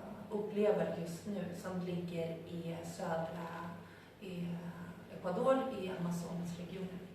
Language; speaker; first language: Swedish; non-native, fluent; Spanish